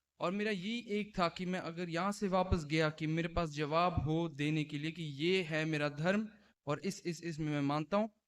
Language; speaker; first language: Hindi; early bilingual, heritage; Hindi